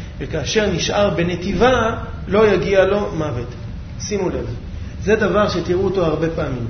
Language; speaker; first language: Hebrew; native; Hebrew